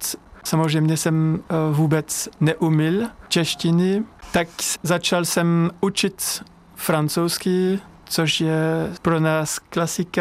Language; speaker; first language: Czech; non-native, fluent; French